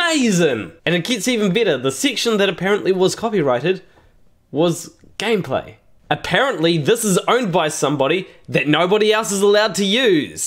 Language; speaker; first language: English; native; English